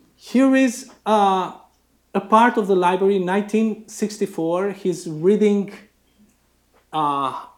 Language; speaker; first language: English; non-native, fluent; Albanian